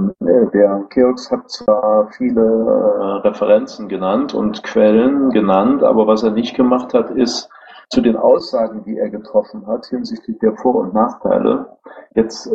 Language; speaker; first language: German; native; German